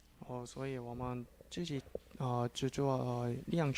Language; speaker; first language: Chinese; non-native, learner; Korean